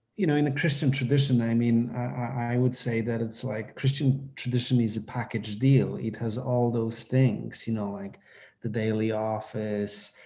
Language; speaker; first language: English; non-native, fluent; Polish